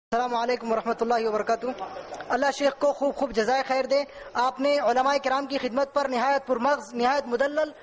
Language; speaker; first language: Urdu; native; Urdu